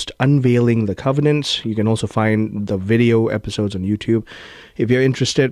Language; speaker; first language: English; non-native, local second language; Tamil